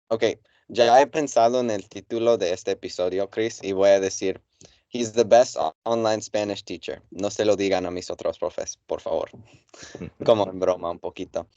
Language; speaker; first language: Spanish; non-native, fluent; English